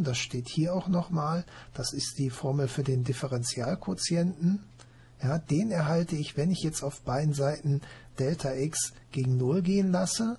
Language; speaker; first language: German; native; German